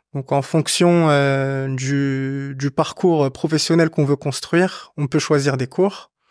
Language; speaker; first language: French; non-native, local second language; Arabic